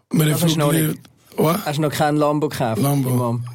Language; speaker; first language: German; native; German